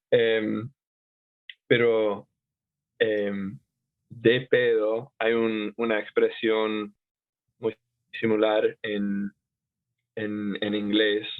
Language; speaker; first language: Spanish; non-native, fluent; English